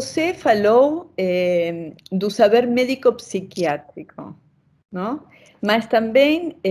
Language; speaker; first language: Portuguese; non-native, fluent; Spanish